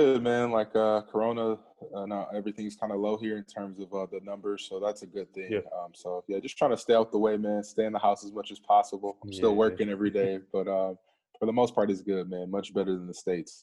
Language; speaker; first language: English; native; English